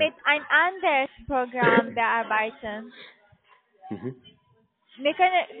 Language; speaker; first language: German; non-native, learner; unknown